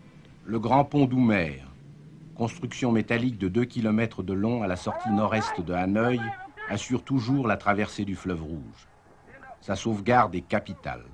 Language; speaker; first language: French; native; French